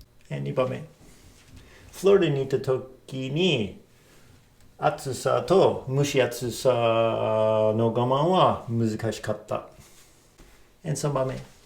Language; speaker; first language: Japanese; non-native, fluent; English